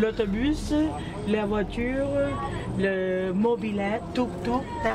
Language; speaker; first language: French; non-native, learner; Thai